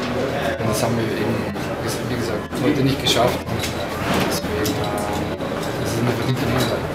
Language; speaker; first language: German; native; German